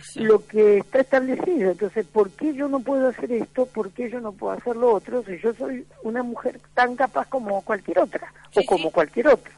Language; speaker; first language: Spanish; native; Spanish